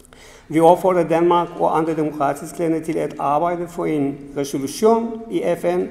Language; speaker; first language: Danish; non-native, fluent; Kurdish